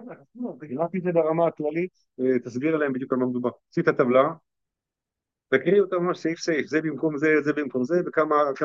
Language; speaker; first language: Hebrew; native; Hebrew